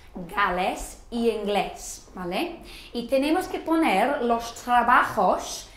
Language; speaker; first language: Spanish; non-native, fluent; English